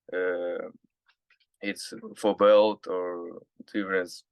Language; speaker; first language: English; non-native, learner; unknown